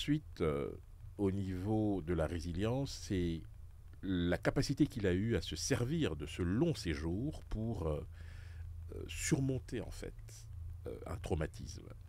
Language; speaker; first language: French; native; French